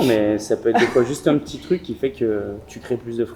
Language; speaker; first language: French; native; French